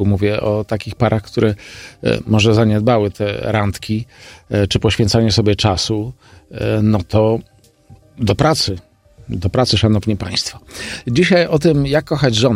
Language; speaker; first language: Polish; native; Polish